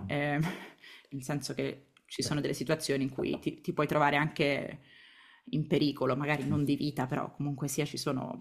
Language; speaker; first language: Italian; native; Italian